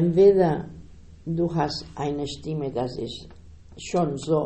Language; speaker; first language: German; non-native, learner; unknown